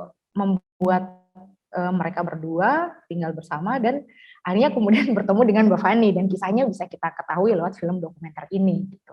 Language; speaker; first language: Indonesian; native; Indonesian